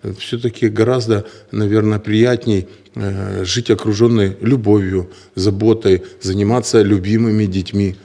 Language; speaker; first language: Russian; native; Russian